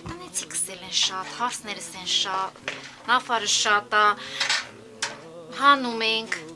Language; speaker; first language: Armenian; non-native, local second language; Kurdish